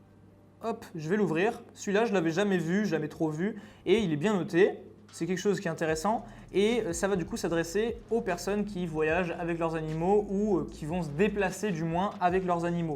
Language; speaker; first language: French; native; French